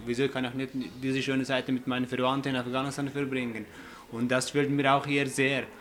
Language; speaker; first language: German; non-native, fluent; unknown